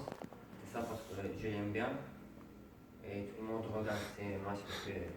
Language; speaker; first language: French; non-native, fluent; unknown